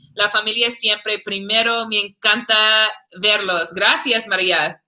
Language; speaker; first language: Spanish; non-native, learner; English